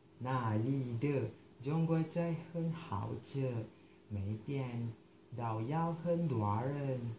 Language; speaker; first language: Chinese; non-native, learner; Malay